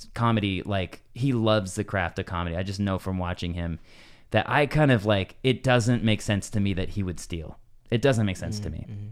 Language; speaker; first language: English; native; English